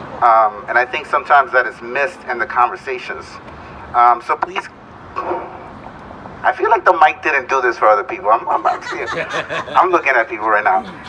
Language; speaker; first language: English; early bilingual, other home language; Spanish